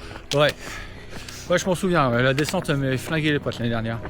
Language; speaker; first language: French; native; French